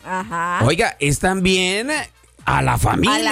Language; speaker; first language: Spanish; native; Spanish